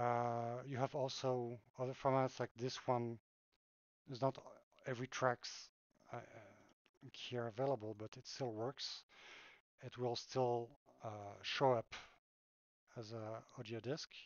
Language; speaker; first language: English; non-native, fluent; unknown